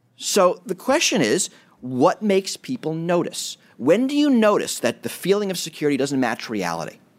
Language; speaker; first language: English; native; English